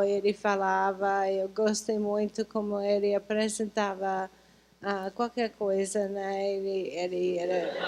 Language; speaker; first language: Portuguese; non-native, fluent; English